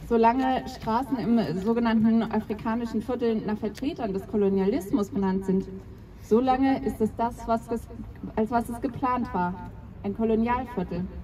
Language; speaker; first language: German; native; German